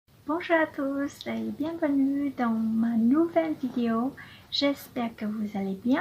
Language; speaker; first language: French; non-native, fluent; Vietnamese